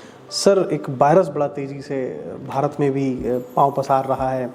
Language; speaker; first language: Hindi; native; Hindi